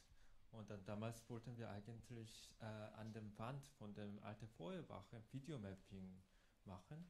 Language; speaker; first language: German; non-native, fluent; Korean